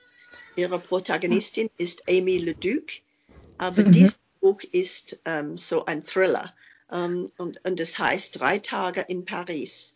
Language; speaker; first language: German; non-native, fluent; English